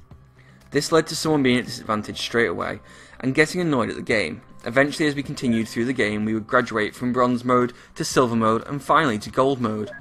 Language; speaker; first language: English; native; English